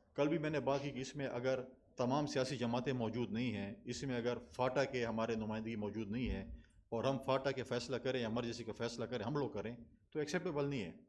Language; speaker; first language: Urdu; non-native, local second language; Pashto